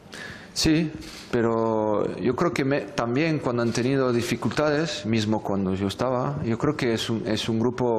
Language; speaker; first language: Spanish; non-native, fluent; French